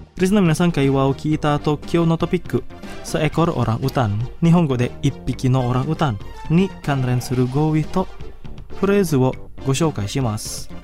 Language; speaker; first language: Japanese; non-native, fluent; Indonesian